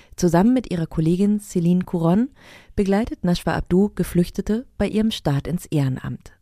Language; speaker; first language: German; native; German